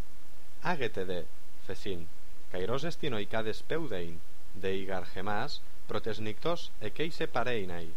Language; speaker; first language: Greek; non-native, fluent; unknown